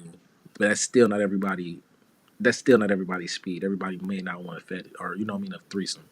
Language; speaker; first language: English; native; English